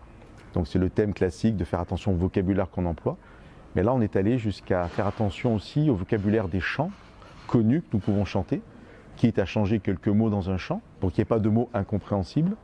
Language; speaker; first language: French; native; French